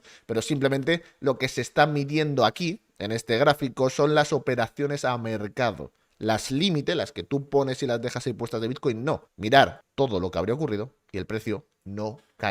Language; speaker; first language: Spanish; native; Spanish